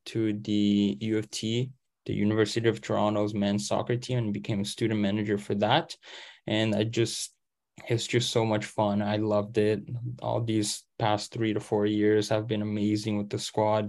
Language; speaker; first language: English; early bilingual, other home language; Portuguese